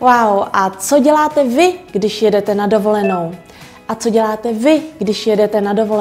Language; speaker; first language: Czech; early bilingual, other home language; Vietnamese